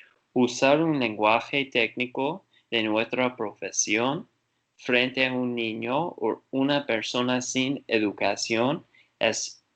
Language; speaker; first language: Spanish; non-native, learner; Portuguese